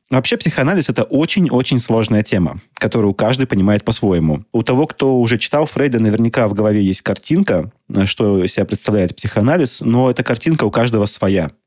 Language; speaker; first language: Russian; native; Russian